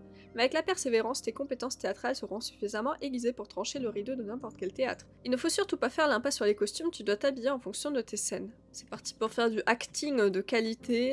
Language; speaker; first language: French; native; French